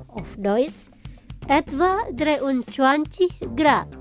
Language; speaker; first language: German; non-native, fluent; Indonesian